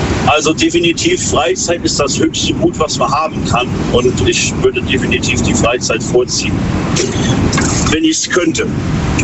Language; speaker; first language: German; native; German